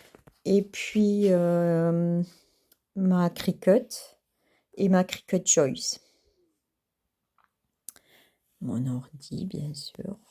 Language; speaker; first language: French; native; French